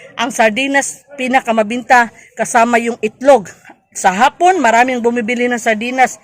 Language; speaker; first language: Filipino; non-native, local second language; Cebuano